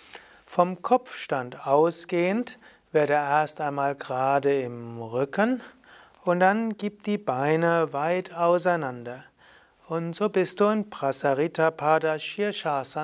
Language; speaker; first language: German; native; German